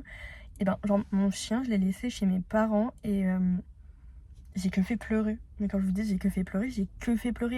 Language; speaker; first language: French; native; French